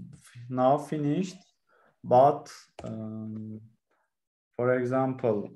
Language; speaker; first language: English; non-native, learner; Turkish